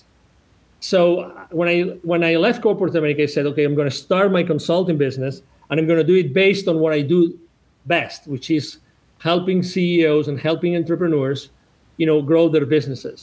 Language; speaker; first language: English; non-native, fluent; Spanish